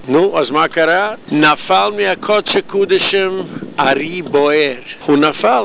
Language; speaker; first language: Hebrew; non-native, fluent; Yiddish